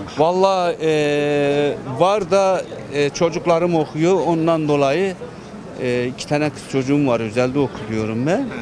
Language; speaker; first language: Turkish; non-native, local second language; Kurdish